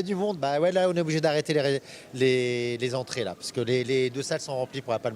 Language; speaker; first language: French; native; French